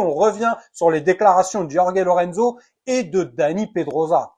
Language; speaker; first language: French; native; French